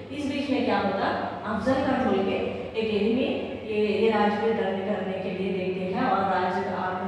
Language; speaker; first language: Hindi; non-native, local second language; Telugu